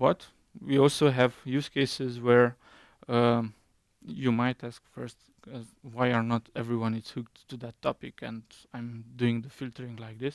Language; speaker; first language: English; non-native, fluent; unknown